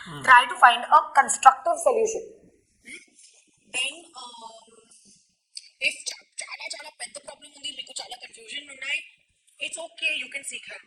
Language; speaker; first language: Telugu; non-native, learner; Hindi